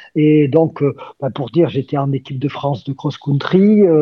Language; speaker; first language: French; native; French